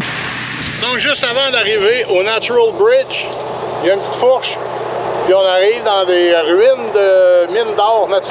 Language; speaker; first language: French; native; French